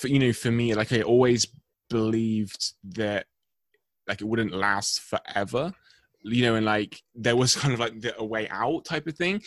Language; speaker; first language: English; native; English